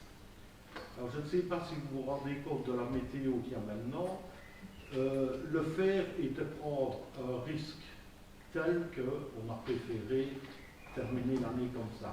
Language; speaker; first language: French; native; French